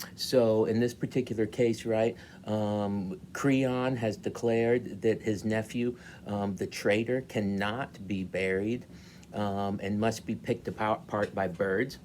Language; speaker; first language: English; native; English